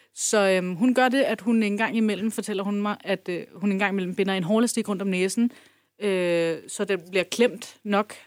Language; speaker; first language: Danish; early bilingual, other home language; Kurdish